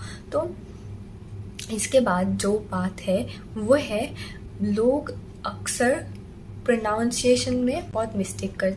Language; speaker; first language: Hindi; non-native, local second language; Assamese